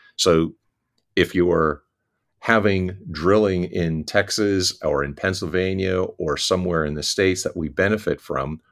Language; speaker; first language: English; native; English